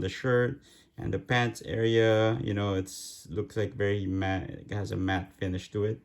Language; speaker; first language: English; native; English